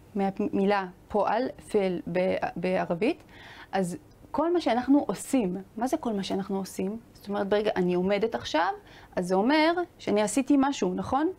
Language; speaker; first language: Hebrew; native; Hebrew